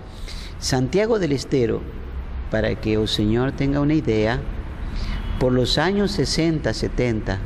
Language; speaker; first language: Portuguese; non-native, fluent; Spanish